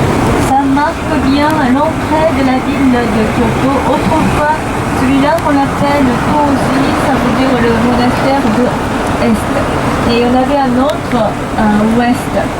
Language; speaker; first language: French; non-native, fluent; Japanese